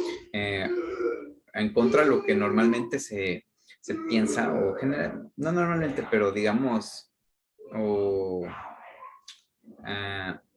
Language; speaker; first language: Spanish; native; Spanish